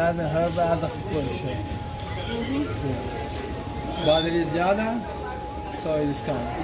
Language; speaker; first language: Arabic; non-native, learner; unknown